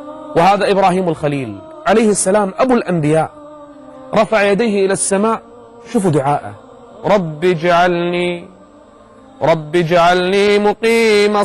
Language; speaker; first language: Arabic; native; Arabic